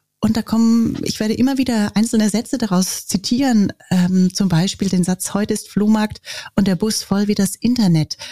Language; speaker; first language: German; native; German